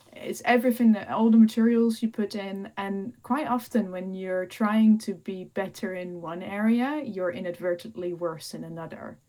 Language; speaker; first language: English; non-native, fluent; Dutch